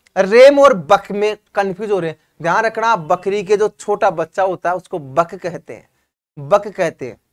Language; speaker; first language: Hindi; native; Hindi